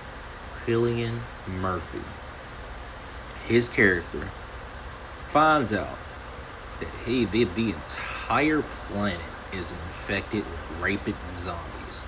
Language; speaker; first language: English; native; English